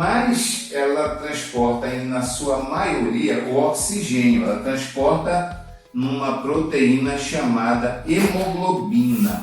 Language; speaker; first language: Portuguese; native; Portuguese